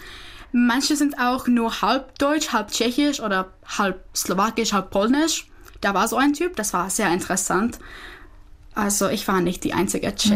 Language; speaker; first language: German; non-native, fluent; Czech